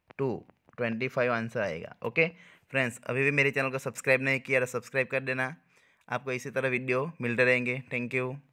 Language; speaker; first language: Hindi; non-native, local second language; Gujarati